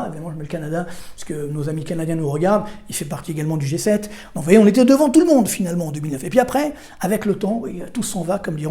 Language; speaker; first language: French; native; French